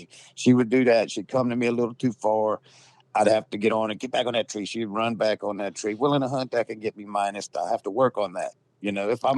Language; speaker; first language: English; native; English